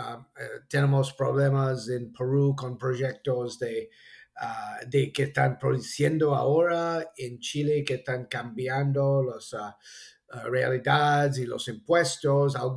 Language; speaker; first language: Spanish; non-native, fluent; English